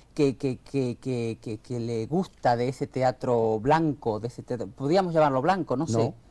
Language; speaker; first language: Spanish; early bilingual, other home language; Arabic